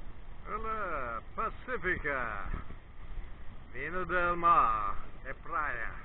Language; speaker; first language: Portuguese; non-native, learner; English